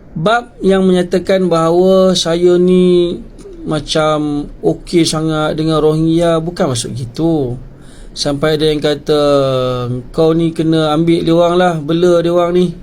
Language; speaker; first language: Malay; native; Malay